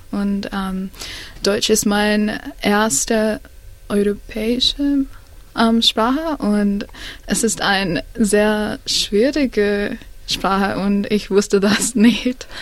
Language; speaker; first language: German; non-native, learner; Sinhala